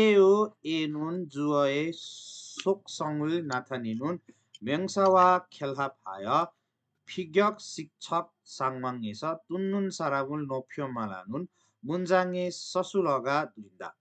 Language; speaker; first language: Korean; non-native, fluent; Nepali